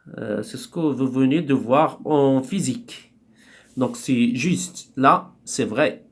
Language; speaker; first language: French; non-native, local second language; Arabic